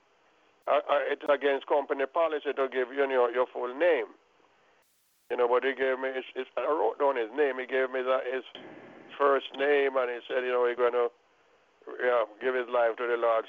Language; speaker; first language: English; non-native, local second language; Jamaican Creole English